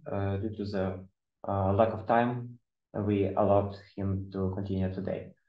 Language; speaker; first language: English; non-native, fluent; Ukrainian